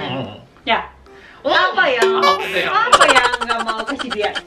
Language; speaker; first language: Indonesian; non-native, fluent; Japanese